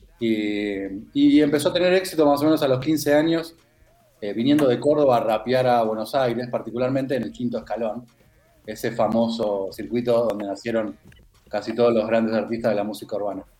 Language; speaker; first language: Spanish; native; Spanish